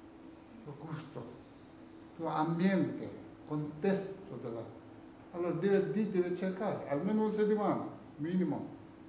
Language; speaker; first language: Italian; non-native, learner; Tibetan